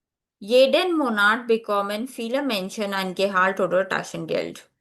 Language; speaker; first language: German; non-native, fluent; Hindi